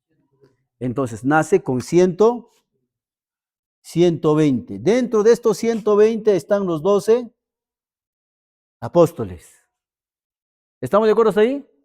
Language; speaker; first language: Spanish; native; Spanish